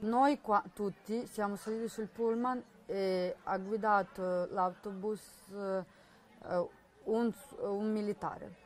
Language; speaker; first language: Italian; non-native, fluent; Ukrainian